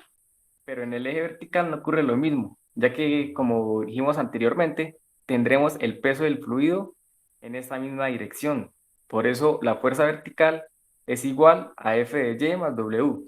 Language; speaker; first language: Spanish; native; Spanish